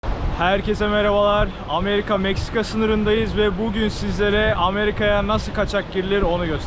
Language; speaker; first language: Turkish; native; Turkish